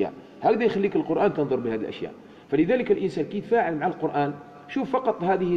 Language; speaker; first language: Arabic; native; Arabic